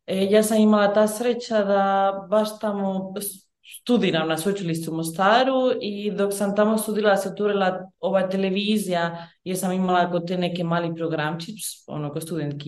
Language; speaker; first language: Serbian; early bilingual, heritage; Bosnian